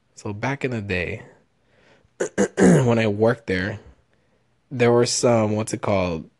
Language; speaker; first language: English; early bilingual, other home language; Spanish